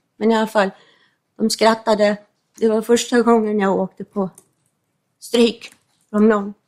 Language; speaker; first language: Swedish; non-native, fluent; English